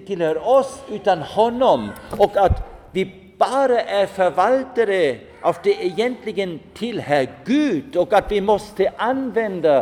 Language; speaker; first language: Swedish; non-native, fluent; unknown